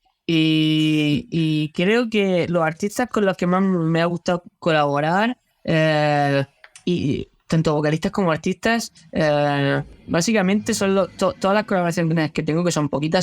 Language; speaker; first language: Spanish; native; Spanish